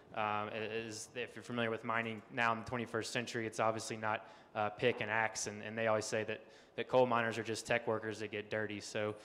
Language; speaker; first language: English; native; English